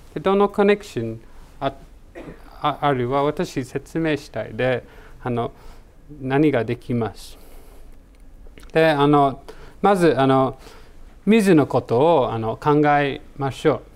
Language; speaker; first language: Japanese; non-native, learner; English